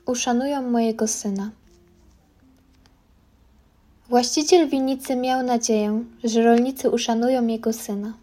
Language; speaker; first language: Polish; native; Polish